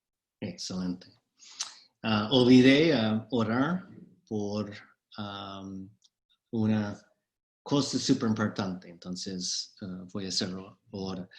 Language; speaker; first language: Spanish; non-native, fluent; English